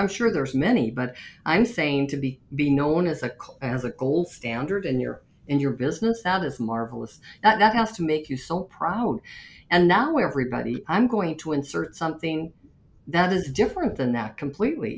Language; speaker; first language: English; native; English